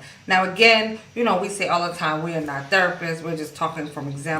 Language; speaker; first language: English; native; English